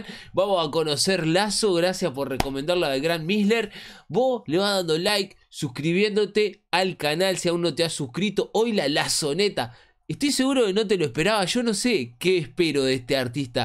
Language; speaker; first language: Spanish; native; Spanish